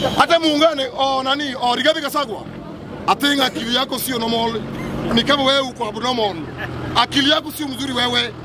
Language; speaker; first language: Swahili; non-native, local second language; Luo (Kenya and Tanzania)